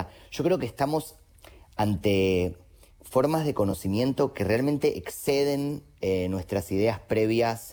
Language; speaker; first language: Spanish; native; Spanish